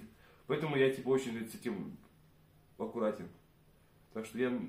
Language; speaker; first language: Russian; native; Russian